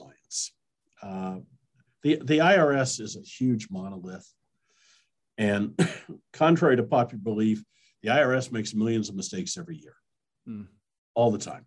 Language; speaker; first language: English; native; English